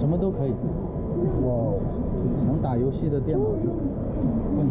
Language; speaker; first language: Chinese; native; Chinese